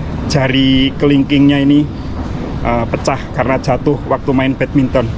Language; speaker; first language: Indonesian; native; Indonesian